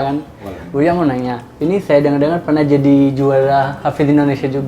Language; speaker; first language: Indonesian; native; Indonesian